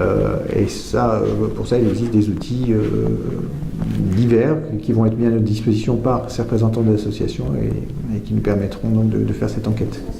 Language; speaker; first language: French; native; French